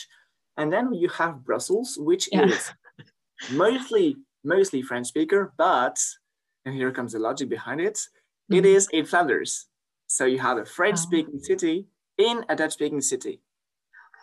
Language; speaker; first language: English; non-native, fluent; French